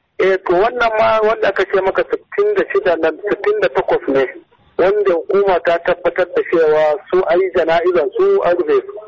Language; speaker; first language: Hausa; non-native, local second language; Fula